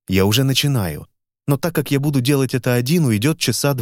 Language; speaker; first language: Russian; native; Russian